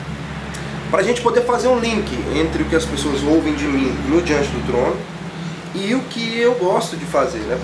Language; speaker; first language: Portuguese; native; Portuguese